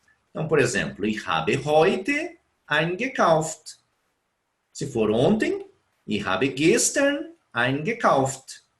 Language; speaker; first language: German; non-native, fluent; Portuguese